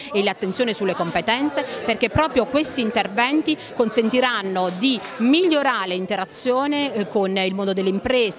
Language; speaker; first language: Italian; native; Italian